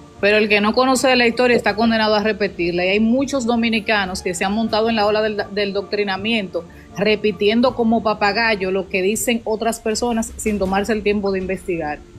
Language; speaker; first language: Spanish; native; Spanish